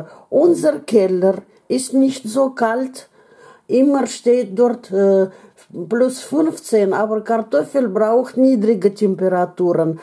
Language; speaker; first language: German; non-native, fluent; Russian